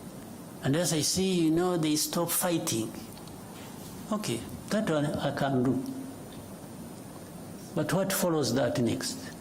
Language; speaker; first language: English; non-native, local second language; Kinyarwanda